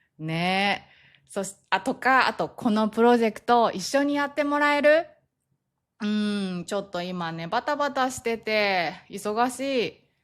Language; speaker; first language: Japanese; native; Japanese